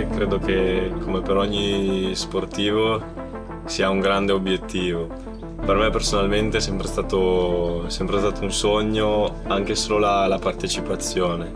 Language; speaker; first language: Italian; native; Italian